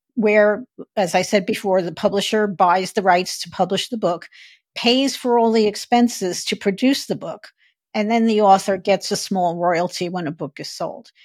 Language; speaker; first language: English; native; English